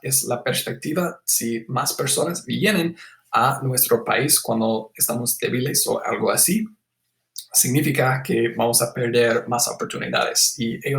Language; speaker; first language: Spanish; non-native, fluent; English